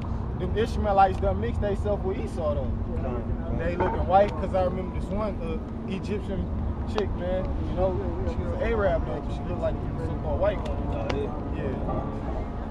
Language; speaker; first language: English; native; English